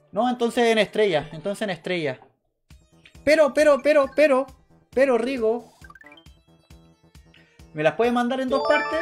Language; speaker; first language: Spanish; native; Spanish